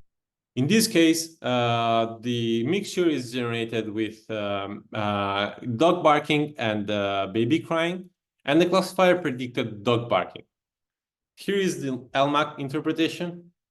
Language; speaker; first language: English; non-native, fluent; Italian